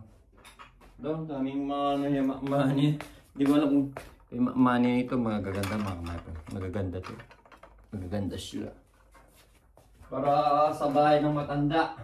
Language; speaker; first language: Filipino; native; Filipino